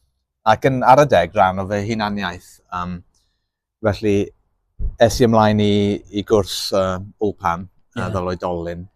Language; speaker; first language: Welsh; non-native, local second language; English